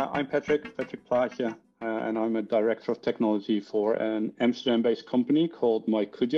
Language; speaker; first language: English; non-native, fluent; Dutch